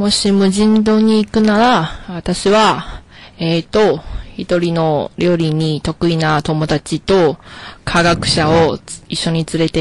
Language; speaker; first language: Japanese; non-native, learner; Chinese